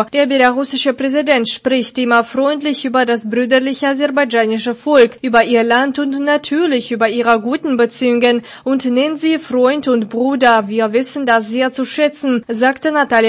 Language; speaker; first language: German; non-native, fluent; Russian